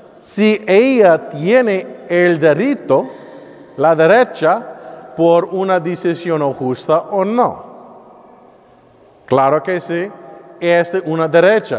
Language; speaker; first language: Spanish; non-native, learner; English